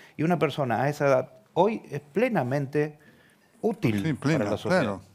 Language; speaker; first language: Spanish; native; Spanish